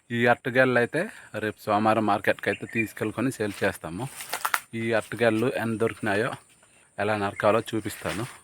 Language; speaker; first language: Telugu; native; Telugu